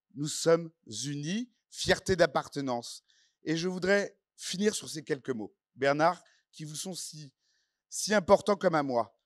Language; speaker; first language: French; non-native, fluent; Ukrainian